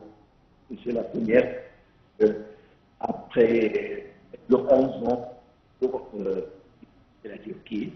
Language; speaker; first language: French; non-native, learner; Arabic